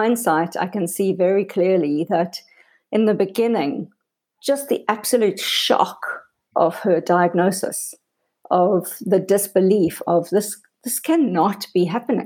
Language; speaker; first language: English; native; English